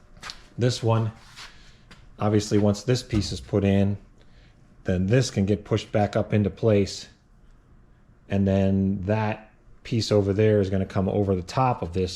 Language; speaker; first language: English; native; English